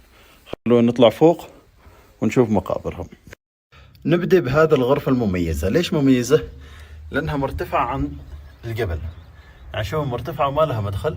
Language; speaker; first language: Arabic; native; Arabic